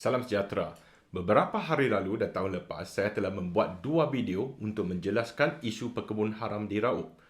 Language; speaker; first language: Malay; non-native, local second language; Chinese